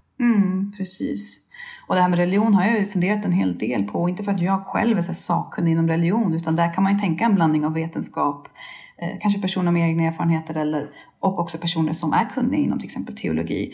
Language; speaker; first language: Swedish; native; Swedish